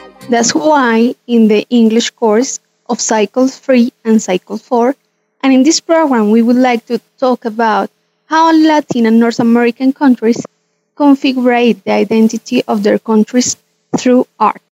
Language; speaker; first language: English; non-native, fluent; Spanish